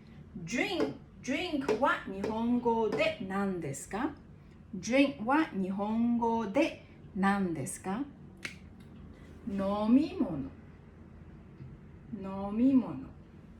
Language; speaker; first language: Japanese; non-native, fluent; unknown